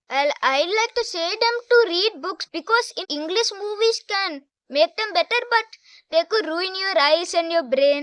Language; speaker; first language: English; non-native, local second language; Hindi